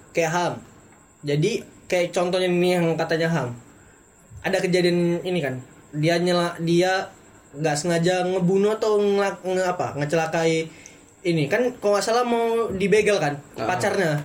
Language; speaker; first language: Indonesian; native; Indonesian